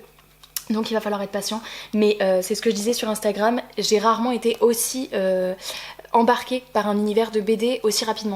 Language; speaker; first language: French; native; French